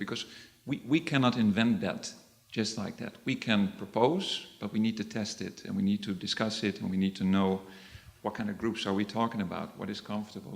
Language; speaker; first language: English; non-native, fluent; Dutch